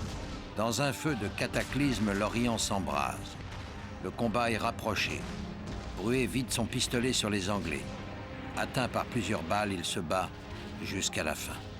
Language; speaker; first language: French; native; French